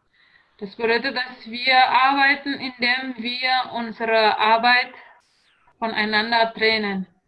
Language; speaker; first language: German; non-native, learner; Indonesian